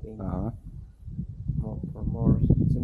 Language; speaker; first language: English; non-native, learner; Spanish